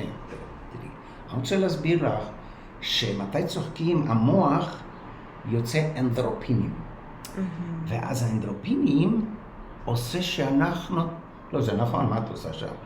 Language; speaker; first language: Hebrew; non-native, learner; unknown